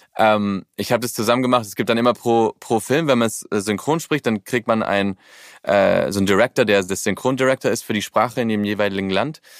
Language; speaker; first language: German; early bilingual, heritage; German